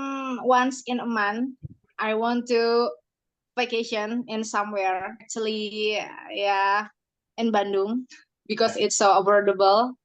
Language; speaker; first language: English; non-native, learner; Indonesian